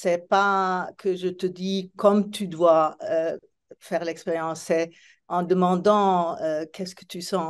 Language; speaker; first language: French; non-native, fluent; Italian